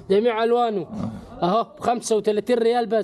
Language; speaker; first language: Arabic; native; Arabic